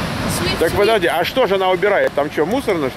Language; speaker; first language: Russian; native; Russian